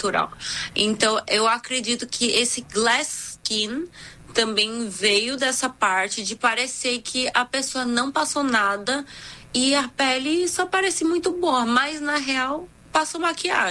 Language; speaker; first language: Portuguese; non-native, fluent; Korean